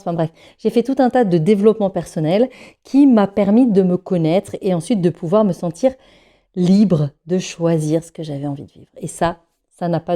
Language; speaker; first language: French; native; French